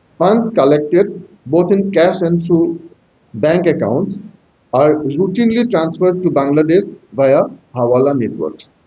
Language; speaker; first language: English; non-native, local second language; Assamese